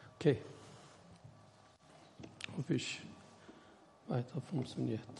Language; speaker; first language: German; non-native, learner; Persian